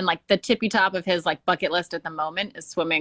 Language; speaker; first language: English; native; English